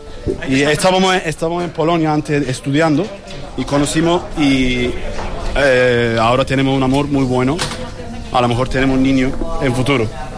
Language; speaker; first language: Spanish; non-native, learner; Turkish